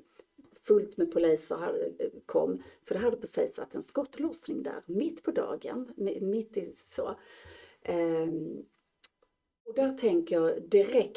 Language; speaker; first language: Swedish; native; Swedish